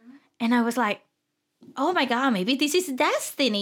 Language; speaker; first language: English; non-native, fluent; Spanish